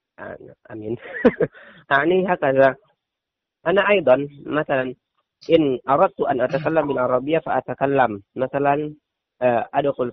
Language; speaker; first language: Arabic; non-native, learner; Indonesian